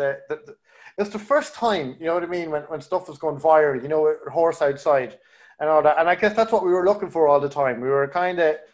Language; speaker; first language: English; native; English